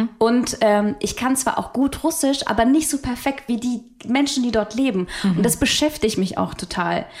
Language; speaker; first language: German; non-native, fluent; Russian